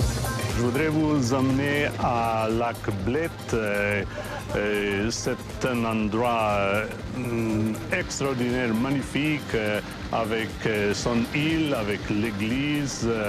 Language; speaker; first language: French; non-native, fluent; Slovenian